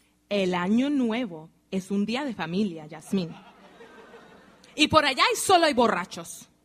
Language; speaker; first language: Spanish; early bilingual, heritage; Spanish